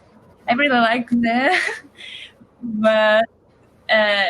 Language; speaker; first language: English; non-native, learner; Portuguese